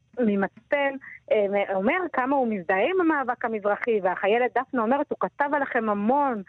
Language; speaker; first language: Hebrew; native; Hebrew